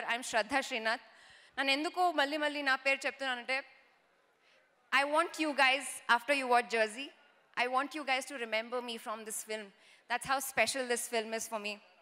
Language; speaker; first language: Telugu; non-native, learner; Kannada